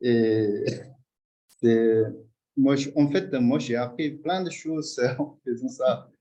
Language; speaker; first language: French; non-native, fluent; Tibetan